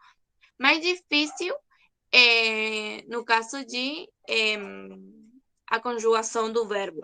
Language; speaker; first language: Portuguese; non-native, fluent; Spanish